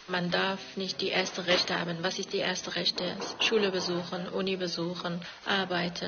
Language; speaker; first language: German; non-native, fluent; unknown